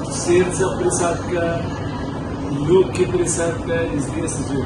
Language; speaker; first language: Russian; non-native, local second language; Uzbek